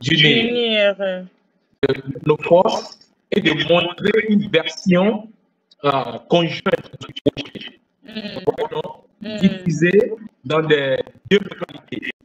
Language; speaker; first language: French; non-native, fluent; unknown